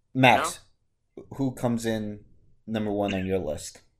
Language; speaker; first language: English; native; English